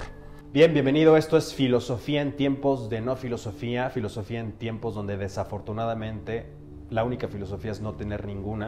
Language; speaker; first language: Spanish; native; Spanish